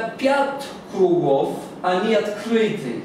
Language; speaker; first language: Russian; non-native, fluent; Bulgarian